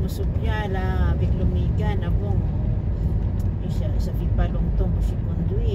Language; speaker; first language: French; non-native, fluent; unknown